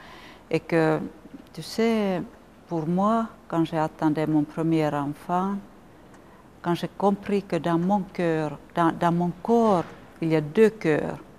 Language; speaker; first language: French; non-native, fluent; Finnish